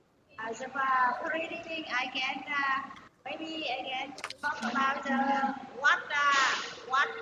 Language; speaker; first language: English; non-native, learner; Vietnamese